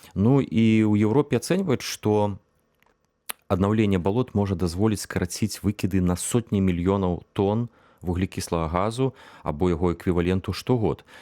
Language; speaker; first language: Belarusian; non-native, local second language; Russian